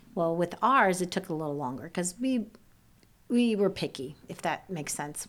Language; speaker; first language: English; early bilingual, other home language; Serbian